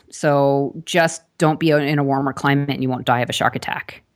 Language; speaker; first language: English; native; English